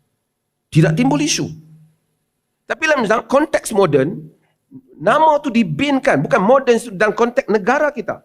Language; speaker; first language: Malay; native; Malay